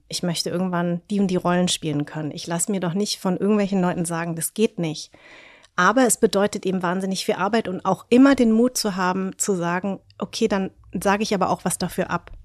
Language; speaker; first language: German; early bilingual, other home language; Vietnamese